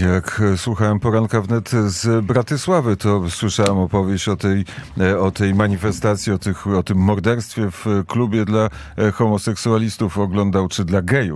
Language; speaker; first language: Polish; native; Polish